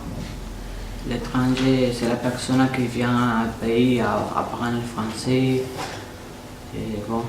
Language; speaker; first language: French; non-native, learner; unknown